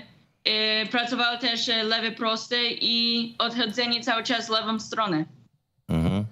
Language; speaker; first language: Polish; early bilingual, heritage; Polish